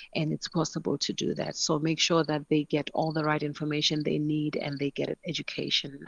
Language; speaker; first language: English; non-native, local second language; Northern Sotho